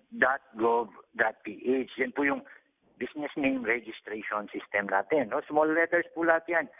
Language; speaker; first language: Filipino; native; Filipino